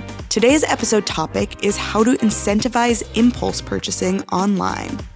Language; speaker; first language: English; native; English